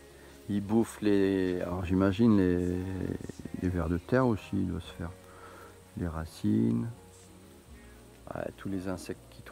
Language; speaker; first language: French; native; French